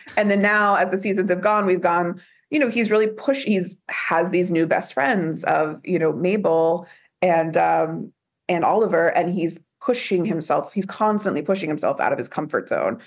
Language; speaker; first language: English; native; English